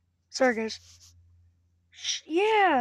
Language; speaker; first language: English; native; English